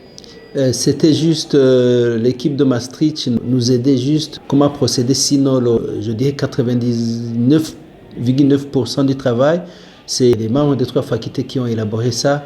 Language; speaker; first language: French; non-native, local second language; Rundi